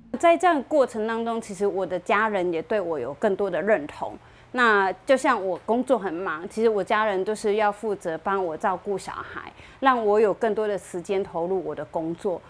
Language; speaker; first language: Chinese; non-native, fluent; Thai